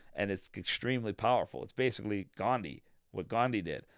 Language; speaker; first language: English; native; English